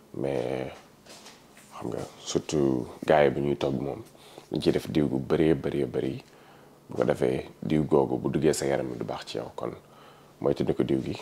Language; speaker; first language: Wolof; early bilingual, heritage; Wolof